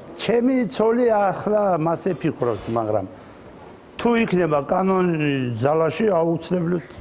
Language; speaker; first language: Georgian; non-native, local second language; Azerbaijani